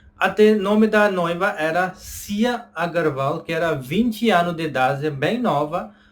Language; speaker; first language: Portuguese; non-native, learner; Hindi